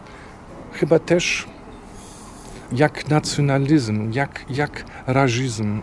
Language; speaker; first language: Polish; non-native, fluent; German